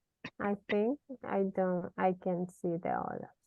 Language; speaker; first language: English; non-native, learner; Spanish